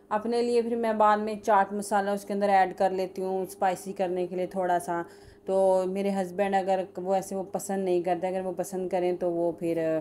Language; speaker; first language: Urdu; native; Urdu